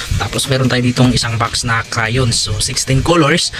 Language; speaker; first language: Filipino; non-native, local second language; Cebuano